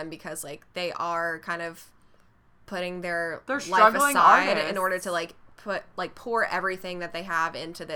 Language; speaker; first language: English; native; English